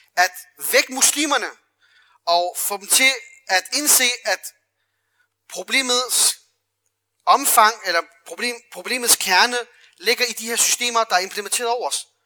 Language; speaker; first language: Danish; early bilingual, other home language; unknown